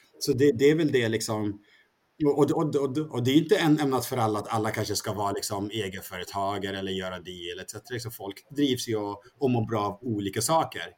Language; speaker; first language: Swedish; early bilingual, other home language; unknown